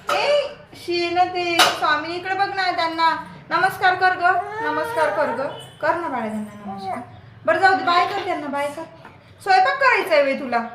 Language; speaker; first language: Marathi; non-native, local second language; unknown